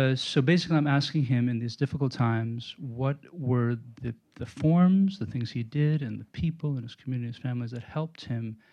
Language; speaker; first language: English; native; English